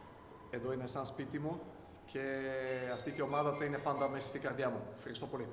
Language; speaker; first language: Greek; non-native, learner; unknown